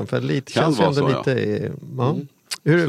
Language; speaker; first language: Swedish; native; Swedish